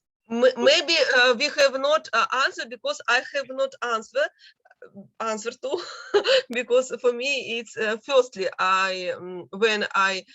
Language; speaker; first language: English; non-native, learner; Russian